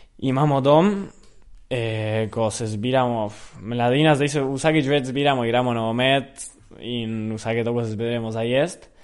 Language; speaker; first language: Slovenian; early bilingual, heritage; Slovenian